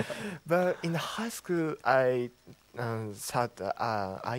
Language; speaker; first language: English; non-native, learner; Japanese